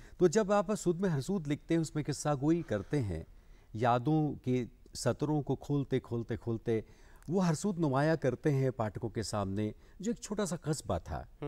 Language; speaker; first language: Hindi; native; Hindi